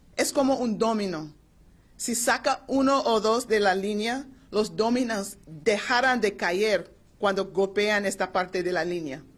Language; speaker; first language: Spanish; non-native, learner; English